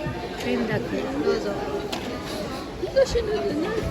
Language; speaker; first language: Japanese; non-native, learner; Filipino